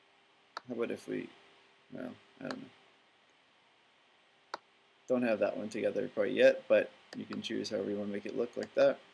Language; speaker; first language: English; native; English